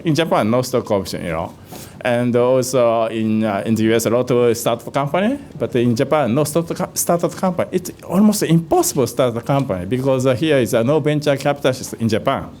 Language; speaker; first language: English; non-native, fluent; Japanese